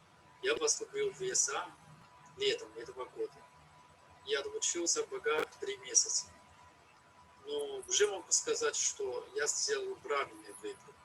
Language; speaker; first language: Russian; non-native, fluent; Chinese